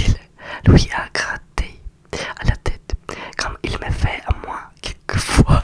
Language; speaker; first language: French; non-native, learner; Russian